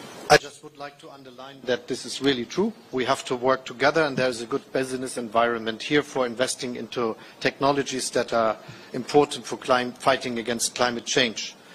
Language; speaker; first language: English; non-native, fluent; German